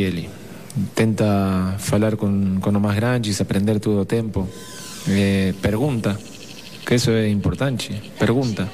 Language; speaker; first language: Portuguese; non-native, fluent; Spanish